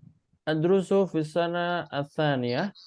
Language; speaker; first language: Arabic; non-native, fluent; Indonesian